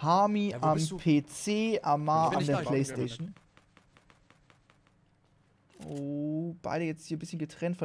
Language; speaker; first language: German; native; German